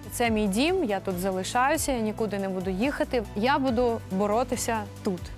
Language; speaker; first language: Ukrainian; native; Ukrainian